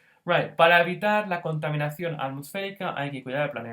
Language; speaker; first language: Spanish; non-native, fluent; English